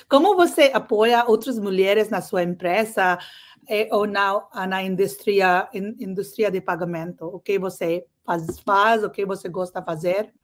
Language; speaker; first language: Portuguese; non-native, learner; English